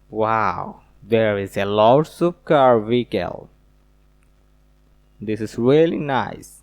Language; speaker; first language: English; non-native, learner; Indonesian